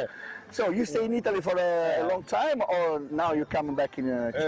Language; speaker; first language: English; non-native, learner; Italian